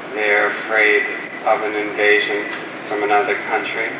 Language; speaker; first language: English; native; English